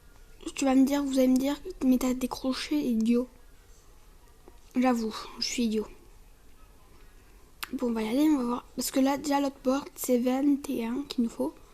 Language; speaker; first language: French; native; French